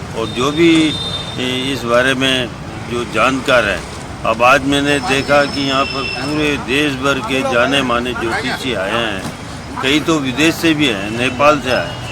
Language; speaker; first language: Hindi; native; Hindi